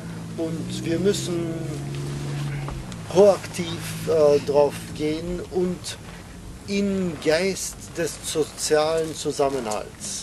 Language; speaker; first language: German; non-native, fluent; English